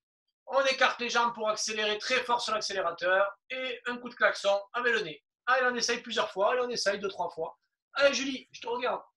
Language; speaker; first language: French; native; French